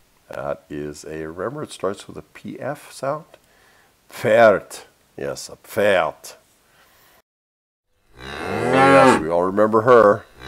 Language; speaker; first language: English; early bilingual, other home language; German